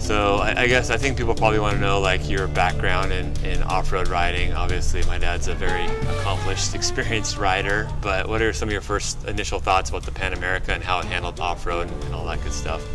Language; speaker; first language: English; native; English